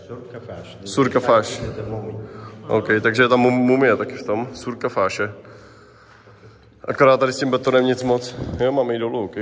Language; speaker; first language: Czech; native; Czech